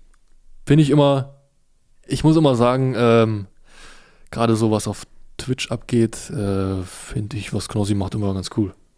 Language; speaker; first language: German; native; German